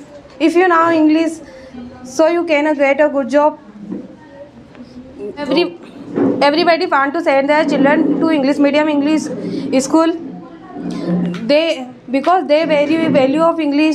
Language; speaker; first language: English; non-native, learner; Hindi